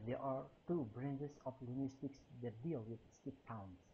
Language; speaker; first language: English; non-native, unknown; Indonesian